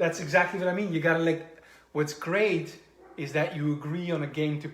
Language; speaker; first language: English; non-native, fluent; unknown